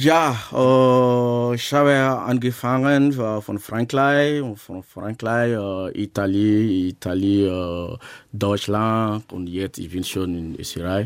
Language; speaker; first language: German; non-native, learner; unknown